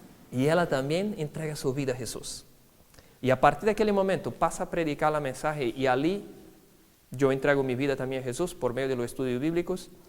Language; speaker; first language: Spanish; non-native, fluent; Portuguese